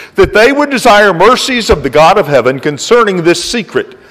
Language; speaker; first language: English; native; English